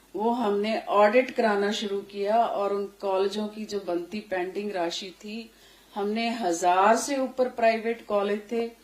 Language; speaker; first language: Hindi; non-native, local second language; Punjabi